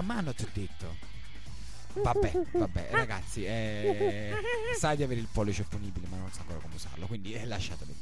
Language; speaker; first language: Italian; native; Italian